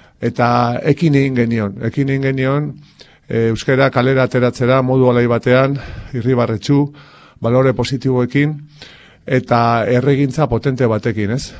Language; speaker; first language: Basque; native; Basque